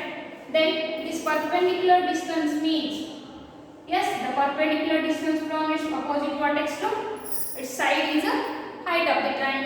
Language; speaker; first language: English; non-native, local second language; Kannada